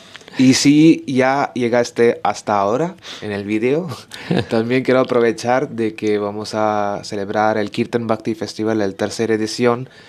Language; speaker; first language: Spanish; non-native, learner; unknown